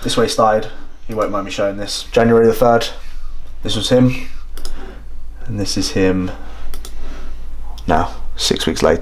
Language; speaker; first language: English; native; English